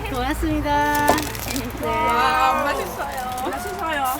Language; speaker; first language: Korean; non-native, learner; Khmer